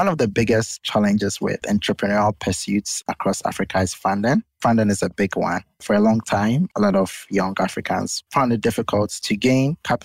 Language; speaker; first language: English; non-native, local second language; Akan